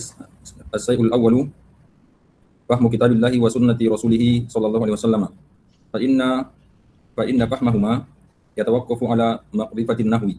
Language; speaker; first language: Arabic; non-native, learner; Indonesian